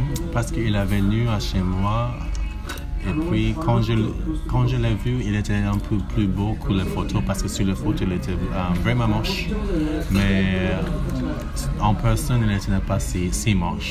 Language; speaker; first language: French; non-native, learner; English